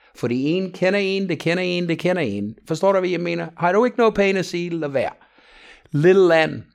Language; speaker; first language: Danish; non-native, fluent; English